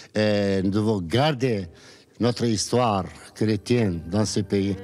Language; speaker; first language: French; non-native, learner; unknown